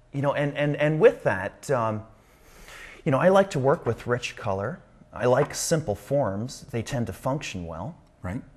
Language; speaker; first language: English; native; English